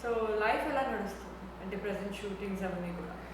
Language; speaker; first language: Telugu; native; Telugu